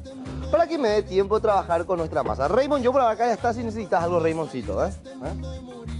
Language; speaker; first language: Spanish; native; Spanish